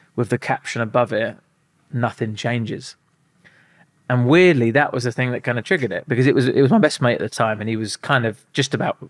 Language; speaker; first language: English; native; English